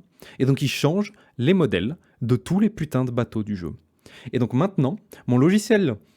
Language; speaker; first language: French; native; French